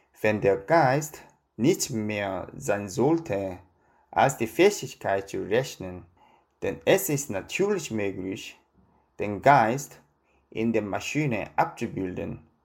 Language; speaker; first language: German; non-native, fluent; Korean